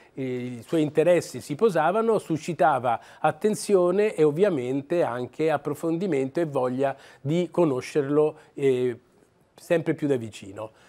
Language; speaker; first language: Italian; native; Italian